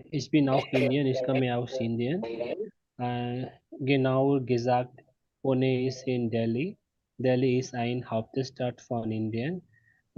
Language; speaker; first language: German; non-native, learner; Hindi